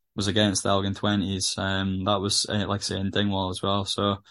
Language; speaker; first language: English; native; English